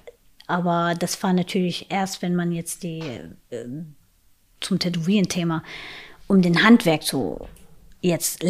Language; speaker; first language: German; non-native, fluent; Arabic